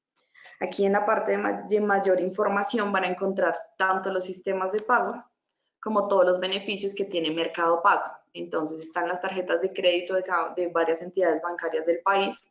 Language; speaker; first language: Spanish; native; Spanish